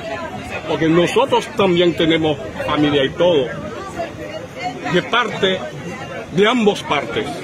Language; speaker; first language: Spanish; non-native, fluent; Haitian Creole